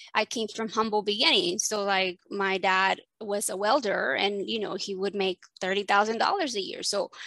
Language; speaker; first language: English; early bilingual, other home language; Spanish